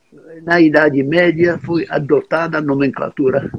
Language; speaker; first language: Portuguese; non-native, fluent; Czech